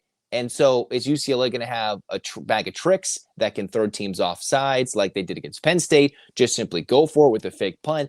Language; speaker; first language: English; native; English